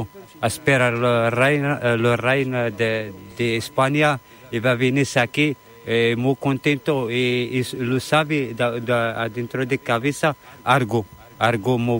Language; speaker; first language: Spanish; non-native, learner; Arabic